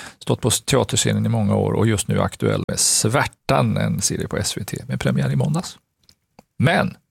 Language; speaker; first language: Swedish; native; Swedish